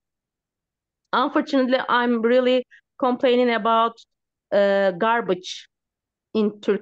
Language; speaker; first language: English; non-native, learner; Turkish